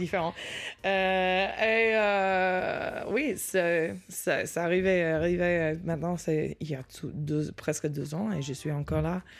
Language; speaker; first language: French; non-native, learner; English